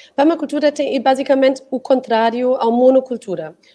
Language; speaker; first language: Portuguese; non-native, fluent; German